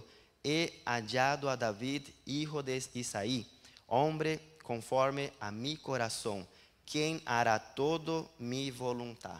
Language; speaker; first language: Spanish; non-native, learner; Portuguese